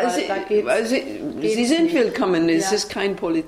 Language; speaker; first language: German; non-native, learner; English